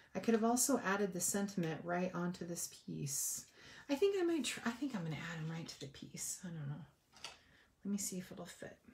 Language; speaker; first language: English; native; English